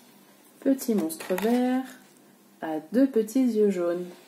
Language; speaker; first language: French; native; French